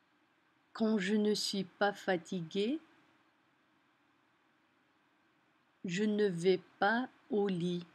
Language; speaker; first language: French; non-native, fluent; English